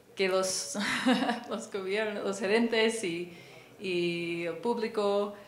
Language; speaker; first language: Spanish; non-native, learner; English